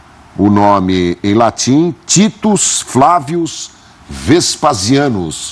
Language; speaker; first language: Portuguese; native; Portuguese